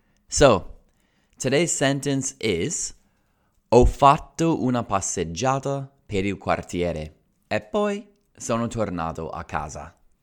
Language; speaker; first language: Italian; non-native, fluent; English